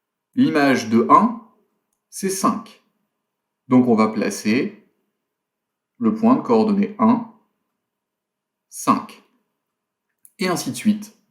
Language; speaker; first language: French; native; French